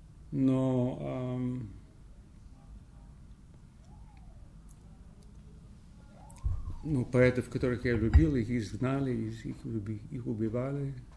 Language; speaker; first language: Russian; non-native, fluent; English